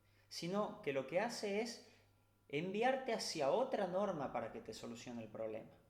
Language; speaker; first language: Spanish; native; Spanish